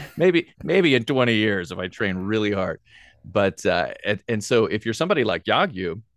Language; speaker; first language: English; native; English